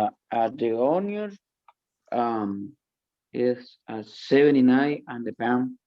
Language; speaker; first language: English; non-native, learner; Spanish